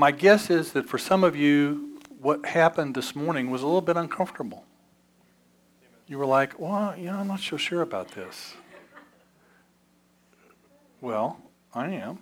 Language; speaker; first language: English; native; English